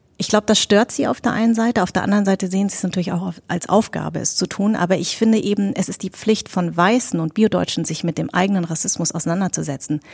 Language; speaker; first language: German; native; German